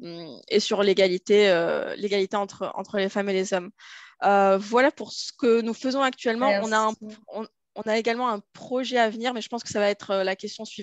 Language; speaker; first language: French; native; French